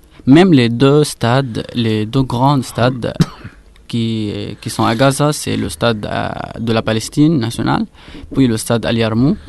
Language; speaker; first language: French; non-native, fluent; Arabic